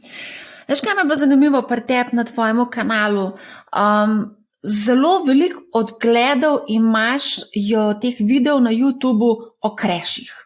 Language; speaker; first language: Slovenian; native; Slovenian